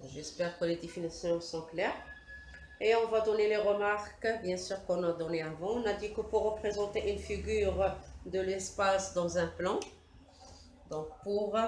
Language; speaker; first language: French; non-native, local second language; Arabic